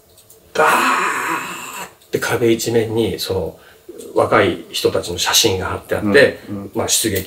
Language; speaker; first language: Japanese; native; Japanese